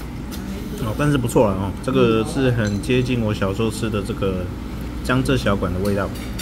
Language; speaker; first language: Chinese; native; Chinese